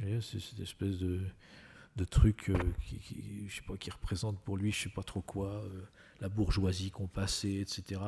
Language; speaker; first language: French; native; French